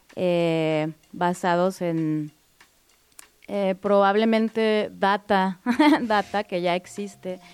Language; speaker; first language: Spanish; native; Spanish